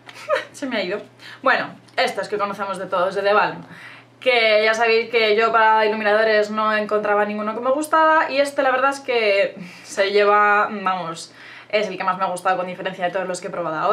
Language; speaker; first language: Spanish; native; Spanish